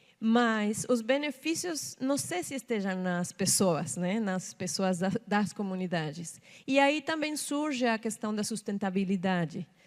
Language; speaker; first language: Portuguese; non-native, fluent; Spanish